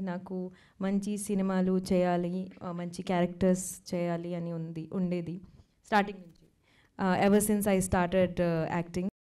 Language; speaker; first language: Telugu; non-native, fluent; Hindi